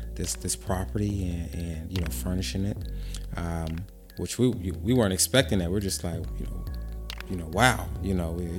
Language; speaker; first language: English; native; English